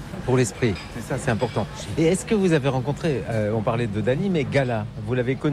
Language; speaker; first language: French; native; French